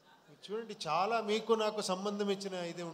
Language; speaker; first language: Telugu; non-native, local second language; Kannada